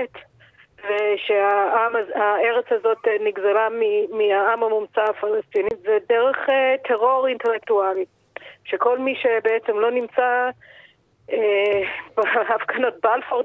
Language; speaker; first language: Hebrew; non-native, fluent; English